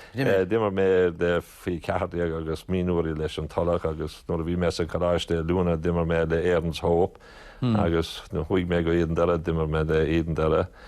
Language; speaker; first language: Irish; native; Irish